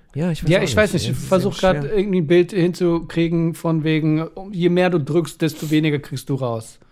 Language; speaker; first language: German; early bilingual, other home language; Persian